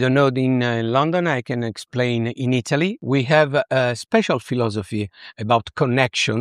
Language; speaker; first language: English; non-native, learner; Italian